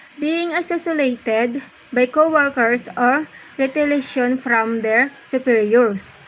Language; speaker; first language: English; non-native, local second language; Filipino